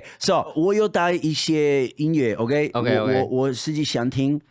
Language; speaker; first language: Chinese; non-native, fluent; Spanish